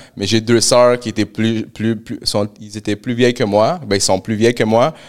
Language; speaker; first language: French; early bilingual, other home language; Spanish